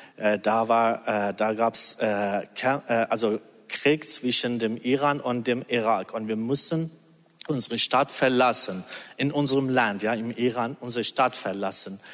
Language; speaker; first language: German; non-native, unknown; Persian